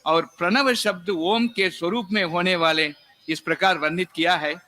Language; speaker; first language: Hindi; non-native, local second language; Tamil